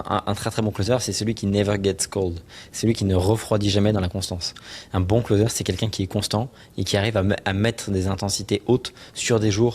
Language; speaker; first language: French; native; French